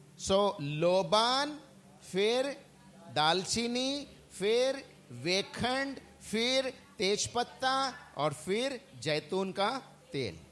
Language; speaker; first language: Hindi; non-native, local second language; Marathi